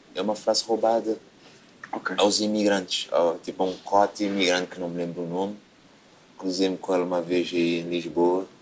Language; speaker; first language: Portuguese; non-native, local second language; Kabuverdianu